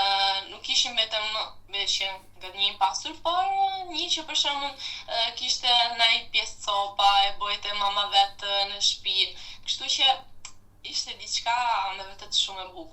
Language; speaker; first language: Albanian; non-native, fluent; Italian